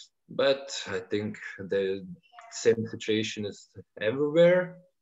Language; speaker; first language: English; non-native, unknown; Lithuanian